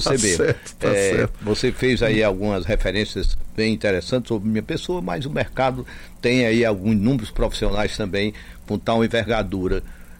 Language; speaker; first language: Portuguese; native; Portuguese